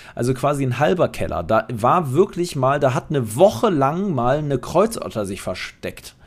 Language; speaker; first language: German; non-native, fluent; Polish